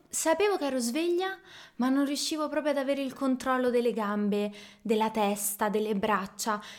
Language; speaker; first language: Italian; native; Italian